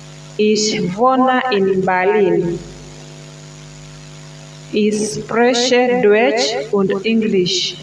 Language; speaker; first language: German; non-native, learner; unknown